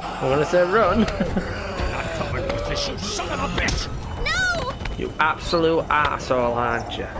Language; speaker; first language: English; native; English